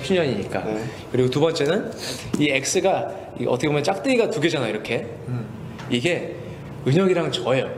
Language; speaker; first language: Korean; native; Korean